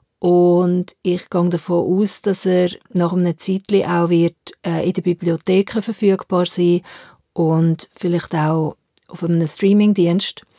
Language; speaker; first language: German; native; German